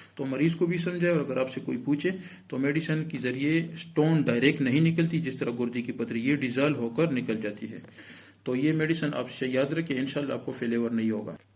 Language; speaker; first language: Urdu; non-native, local second language; Pashto